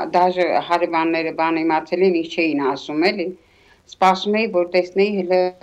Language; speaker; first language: Armenian; native; Armenian